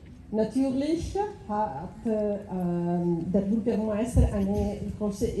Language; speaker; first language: German; non-native, fluent; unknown